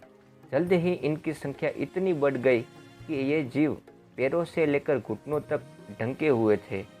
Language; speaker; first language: Hindi; native; Hindi